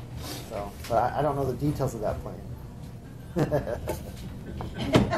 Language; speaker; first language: English; native; English